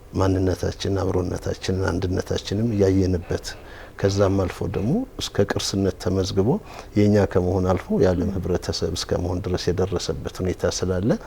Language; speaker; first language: Amharic; native; Amharic